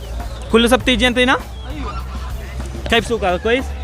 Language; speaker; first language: Arabic; non-native, learner; Malayalam